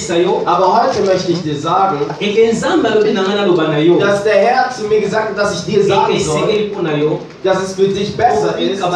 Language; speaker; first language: German; non-native, learner; French